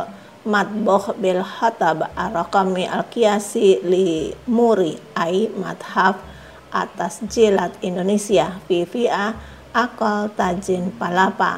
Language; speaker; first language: Arabic; non-native, fluent; Indonesian